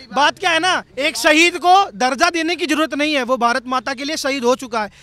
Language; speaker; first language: Hindi; native; Hindi